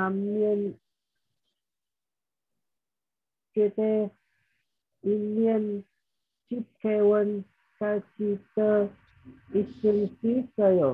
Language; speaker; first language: Korean; non-native, learner; Vietnamese